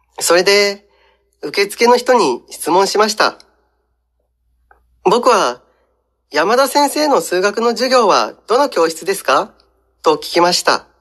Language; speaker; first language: Japanese; non-native, fluent; Indonesian